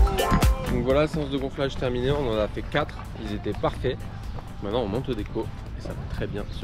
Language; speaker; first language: French; native; French